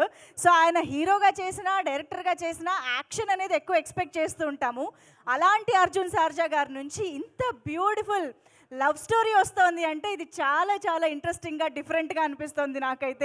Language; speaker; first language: Telugu; native; Telugu